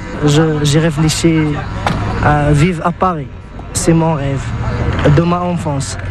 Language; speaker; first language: French; non-native, learner; Arabic